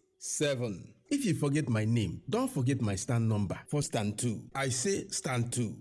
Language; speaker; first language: Nigerian Pidgin; non-native, local second language; Yoruba